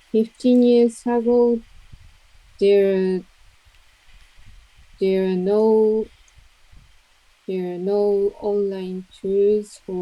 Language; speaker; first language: English; non-native, learner; Japanese